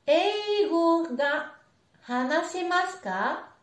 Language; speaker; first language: Japanese; non-native, fluent; French